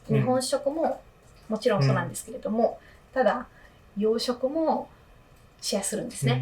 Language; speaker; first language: Japanese; non-native, fluent; Italian